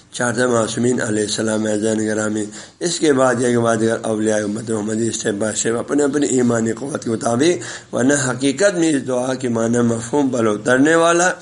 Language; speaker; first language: Urdu; non-native, local second language; Balti